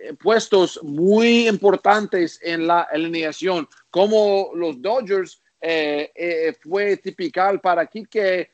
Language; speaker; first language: Spanish; non-native, learner; English